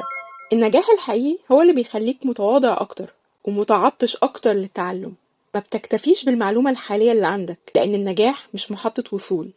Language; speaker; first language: Arabic; native; Arabic